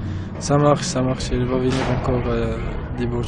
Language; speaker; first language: French; non-native, local second language; Arabic